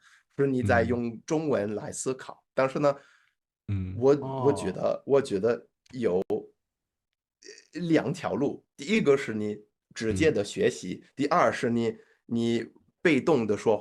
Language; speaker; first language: Chinese; non-native, fluent; English